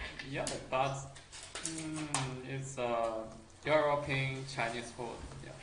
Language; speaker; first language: English; non-native, learner; Chinese